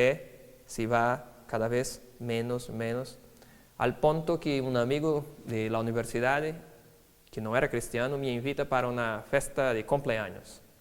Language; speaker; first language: Spanish; non-native, fluent; Portuguese